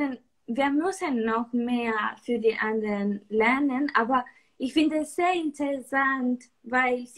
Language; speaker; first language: German; non-native, learner; Spanish